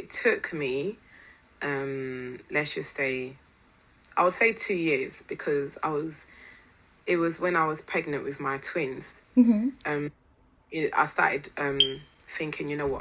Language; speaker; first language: English; non-native, fluent; Lingala